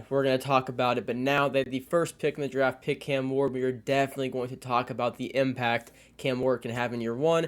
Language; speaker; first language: English; native; English